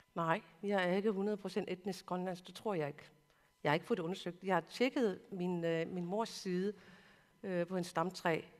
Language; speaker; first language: Danish; non-native, local second language; Kalaallisut